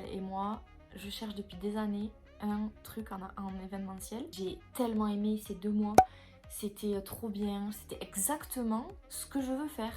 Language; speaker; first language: French; native; French